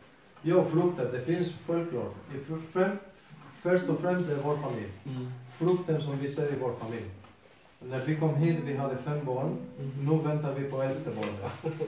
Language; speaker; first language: Swedish; non-native, fluent; Spanish